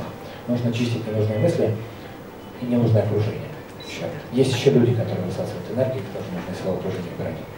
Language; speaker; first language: Russian; native; Russian